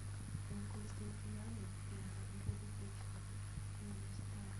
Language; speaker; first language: Italian; early bilingual, heritage; Italian